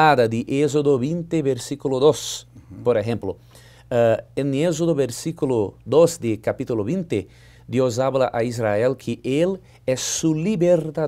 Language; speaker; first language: Spanish; non-native, learner; Portuguese